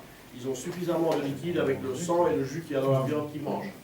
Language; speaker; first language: French; native; French